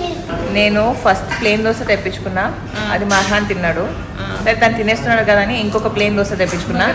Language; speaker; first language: Telugu; non-native, local second language; Urdu